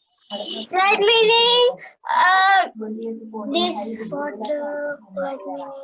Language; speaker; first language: English; non-native, learner; Hindi